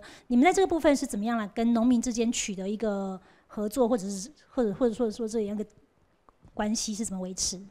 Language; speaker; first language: Chinese; non-native, local second language; Hakka Chinese